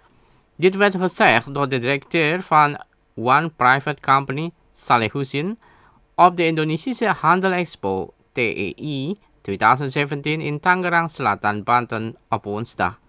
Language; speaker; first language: Dutch; non-native, learner; Indonesian